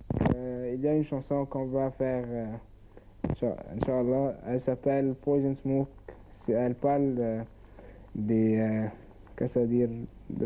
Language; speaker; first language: French; non-native, learner; Arabic